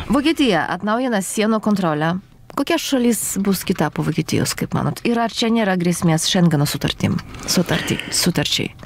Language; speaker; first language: Lithuanian; non-native, local second language; Polish